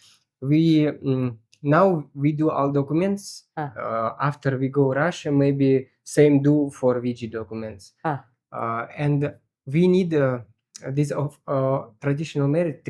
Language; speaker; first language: English; non-native, learner; Russian